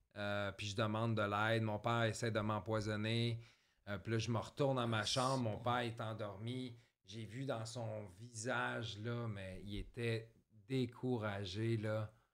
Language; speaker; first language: French; native; French